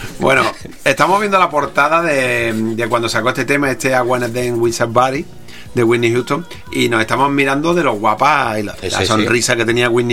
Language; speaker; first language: Spanish; native; Spanish